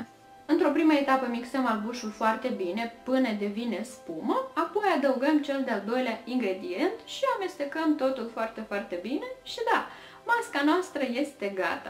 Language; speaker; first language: Romanian; native; Romanian